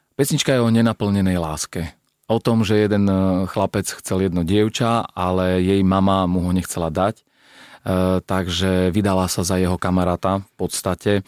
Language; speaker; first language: Slovak; non-native, local second language; Rusyn